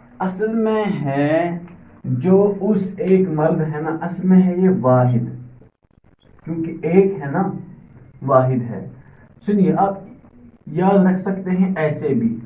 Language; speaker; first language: Urdu; native; Urdu